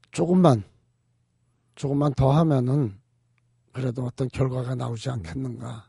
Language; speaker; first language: Korean; native; Korean